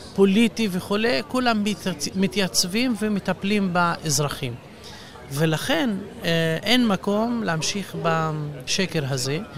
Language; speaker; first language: Hebrew; non-native, local second language; Arabic